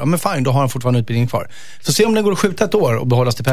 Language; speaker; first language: Swedish; native; Swedish